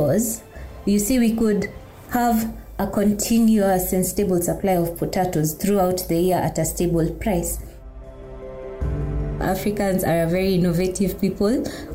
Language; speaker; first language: English; non-native, local second language; Kikuyu